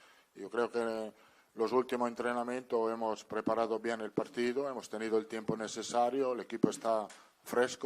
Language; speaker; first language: Spanish; non-native, fluent; Italian